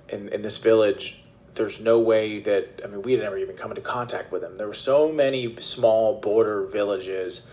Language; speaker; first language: English; native; English